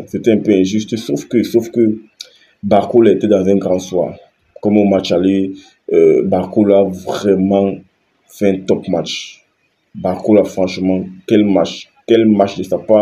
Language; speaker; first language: French; native; French